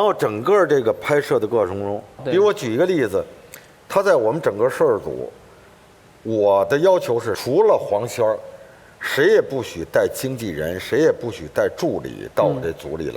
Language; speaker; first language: Chinese; native; Chinese